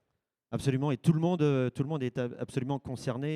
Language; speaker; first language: French; native; French